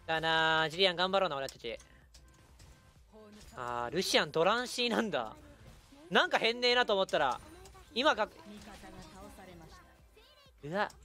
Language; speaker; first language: Japanese; native; Japanese